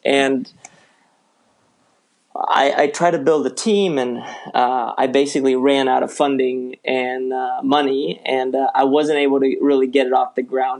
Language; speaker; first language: English; early bilingual, other home language; Spanish